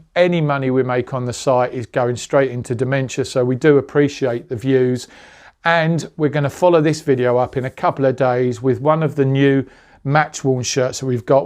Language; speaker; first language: English; native; English